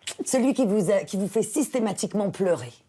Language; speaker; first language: French; native; French